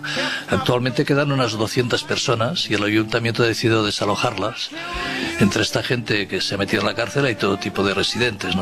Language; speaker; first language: Spanish; native; Spanish